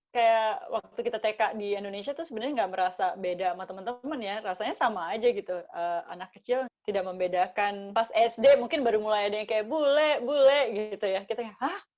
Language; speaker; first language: Indonesian; native; Indonesian